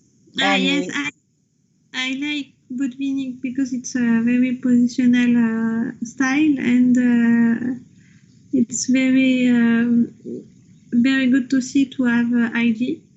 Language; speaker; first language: English; non-native, learner; French